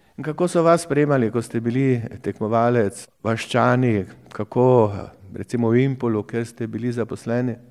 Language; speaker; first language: Slovenian; native; Slovenian